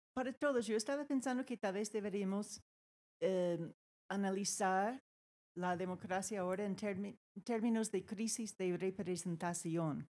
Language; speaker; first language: Spanish; non-native, fluent; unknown